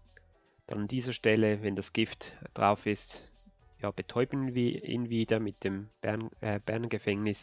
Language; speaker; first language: German; native; German